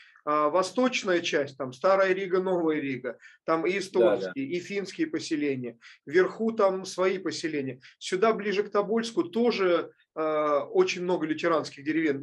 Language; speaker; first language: Russian; native; Russian